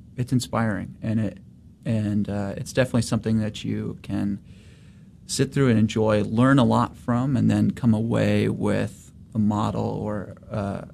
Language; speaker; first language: English; native; English